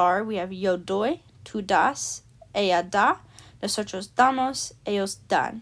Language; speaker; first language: Spanish; non-native, learner; English